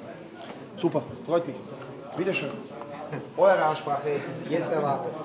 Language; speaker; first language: German; non-native, learner; Slovak